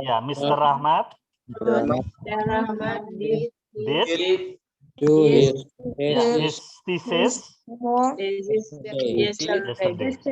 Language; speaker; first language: English; non-native, fluent; Indonesian